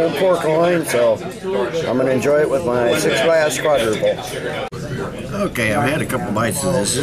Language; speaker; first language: English; native; English